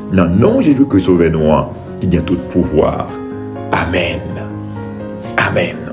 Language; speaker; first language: French; non-native, local second language; Haitian Creole